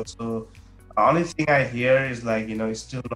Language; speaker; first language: English; non-native, local second language; Nepali